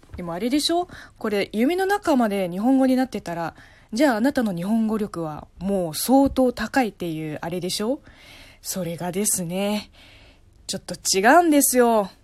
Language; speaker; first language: Japanese; non-native, fluent; Chinese